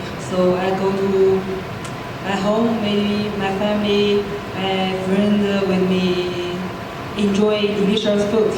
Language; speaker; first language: English; non-native, learner; Chinese